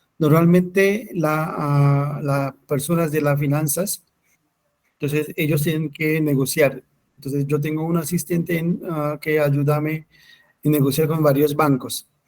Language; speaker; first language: Spanish; non-native, fluent; Hindi